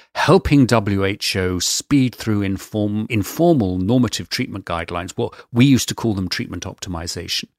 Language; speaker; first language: English; native; English